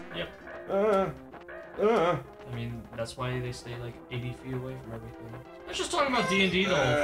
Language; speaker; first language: English; native; English